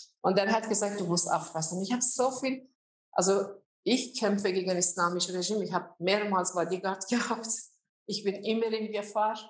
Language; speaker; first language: German; non-native, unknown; Azerbaijani